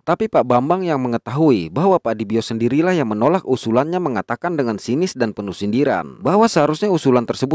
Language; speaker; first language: Indonesian; native; Indonesian